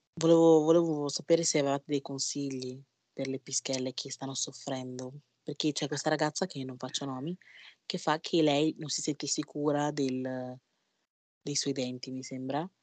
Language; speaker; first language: Italian; early bilingual, other home language; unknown